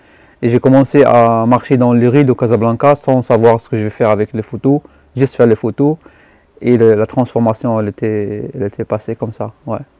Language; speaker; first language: French; non-native, local second language; Arabic